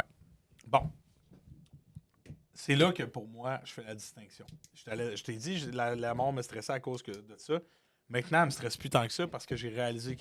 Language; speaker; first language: French; native; French